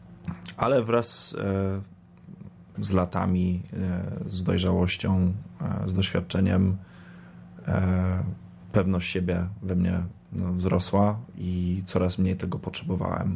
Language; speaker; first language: Polish; early bilingual, other home language; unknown